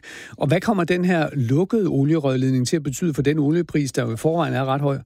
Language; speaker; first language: Danish; native; Danish